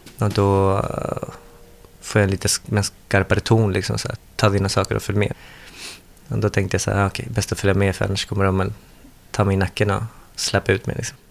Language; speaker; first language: Swedish; early bilingual, other home language; Spanish